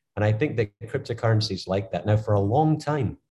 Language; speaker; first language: English; native; English